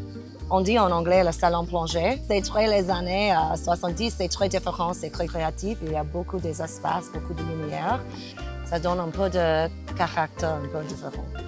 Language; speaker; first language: French; non-native, fluent; English